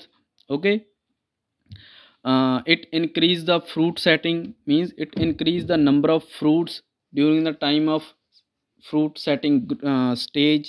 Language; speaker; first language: English; non-native, local second language; Punjabi